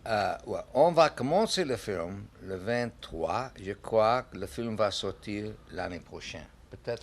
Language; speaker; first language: French; non-native, learner; English